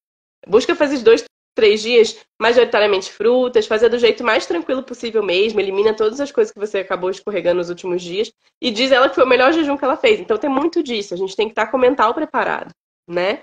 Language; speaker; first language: Portuguese; native; Portuguese